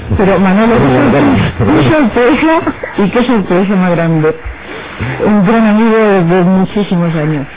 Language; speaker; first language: Spanish; native; Spanish